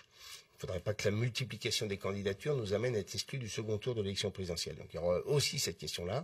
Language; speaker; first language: French; native; French